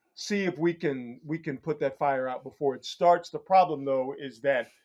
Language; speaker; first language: English; native; English